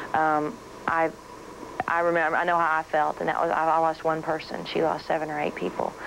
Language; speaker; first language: English; native; English